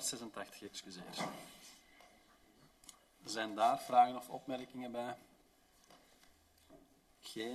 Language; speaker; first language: Dutch; native; Dutch